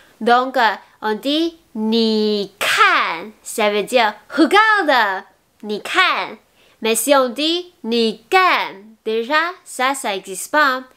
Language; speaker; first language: French; non-native, fluent; Chinese